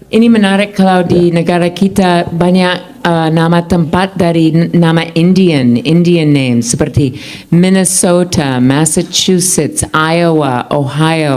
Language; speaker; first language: Indonesian; non-native, fluent; English